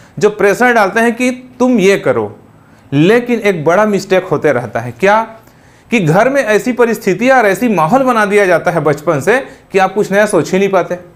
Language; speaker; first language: Hindi; native; Hindi